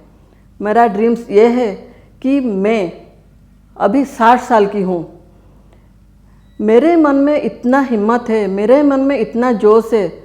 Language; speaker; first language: Hindi; non-native, local second language; Odia